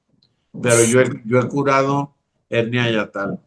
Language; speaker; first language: Spanish; native; Spanish